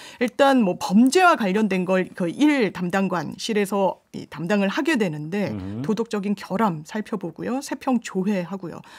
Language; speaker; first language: Korean; native; Korean